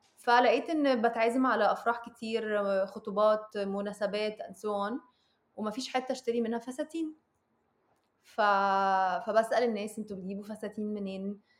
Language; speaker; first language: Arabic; early bilingual, heritage; Arabic